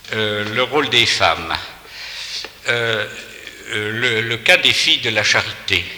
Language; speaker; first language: French; native; French